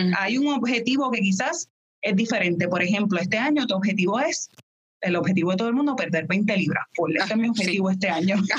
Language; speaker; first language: Spanish; native; Spanish